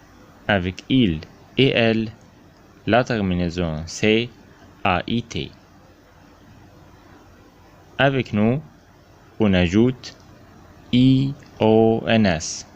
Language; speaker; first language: French; non-native, fluent; Arabic